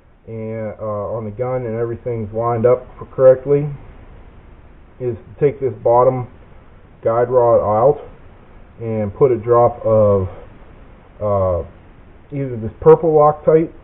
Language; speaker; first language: English; native; English